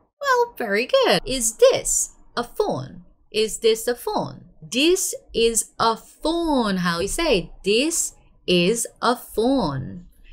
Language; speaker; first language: English; non-native, fluent; Korean